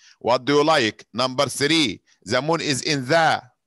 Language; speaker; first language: English; non-native, fluent; Arabic